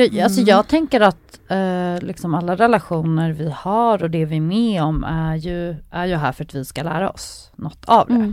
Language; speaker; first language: Swedish; native; Swedish